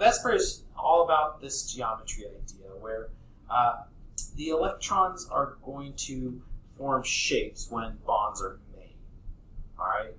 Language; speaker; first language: English; native; English